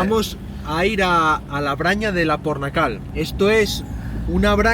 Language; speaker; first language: Spanish; native; Spanish